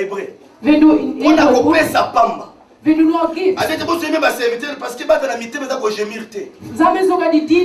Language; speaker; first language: German; non-native, learner; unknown